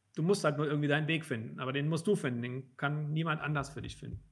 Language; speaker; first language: German; native; German